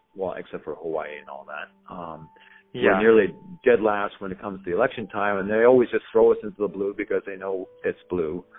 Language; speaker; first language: English; native; English